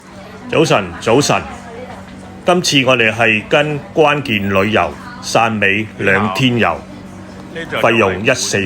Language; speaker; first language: Chinese; native; Chinese